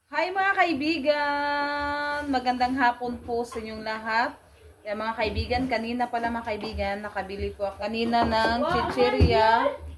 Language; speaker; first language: Filipino; non-native, local second language; Cebuano